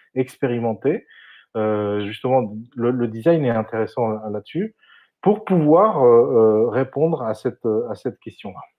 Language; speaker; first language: French; non-native, fluent; Spanish